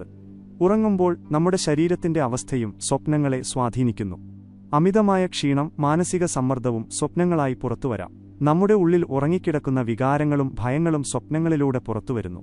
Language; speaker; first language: Malayalam; native; Malayalam